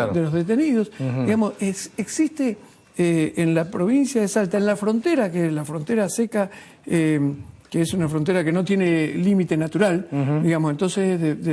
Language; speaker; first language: Spanish; native; Spanish